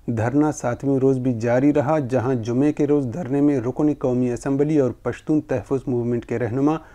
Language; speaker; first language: Urdu; non-native, local second language; Baluchi